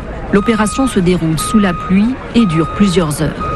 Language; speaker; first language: French; native; French